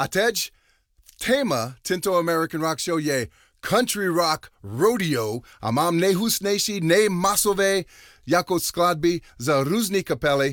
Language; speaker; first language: Czech; non-native, learner; English